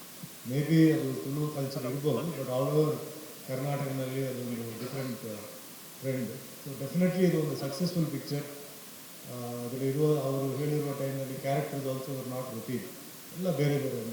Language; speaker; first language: Kannada; non-native, fluent; Tulu